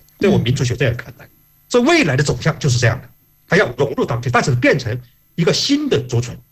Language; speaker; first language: Chinese; non-native, local second language; Hakka Chinese